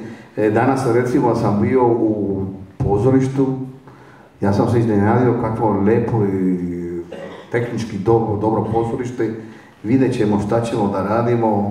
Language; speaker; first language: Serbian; non-native, fluent; Spanish